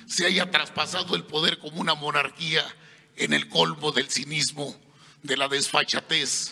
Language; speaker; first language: Spanish; native; Spanish